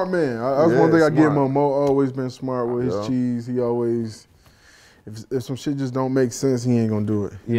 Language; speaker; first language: English; native; English